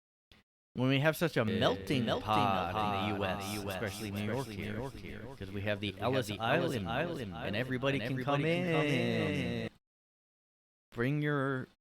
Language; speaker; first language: English; native; English